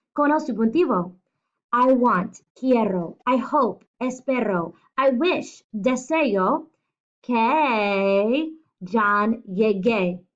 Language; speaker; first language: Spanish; non-native, fluent; English